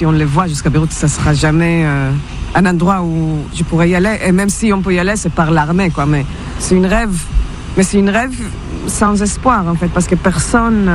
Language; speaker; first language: French; non-native, fluent; Hebrew